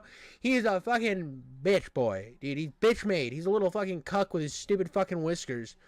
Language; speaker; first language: English; native; English